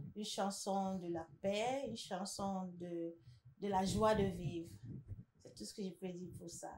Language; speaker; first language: French; non-native, fluent; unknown